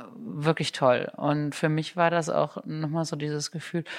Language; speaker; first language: German; native; German